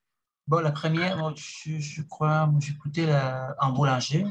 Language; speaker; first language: French; non-native, learner; Spanish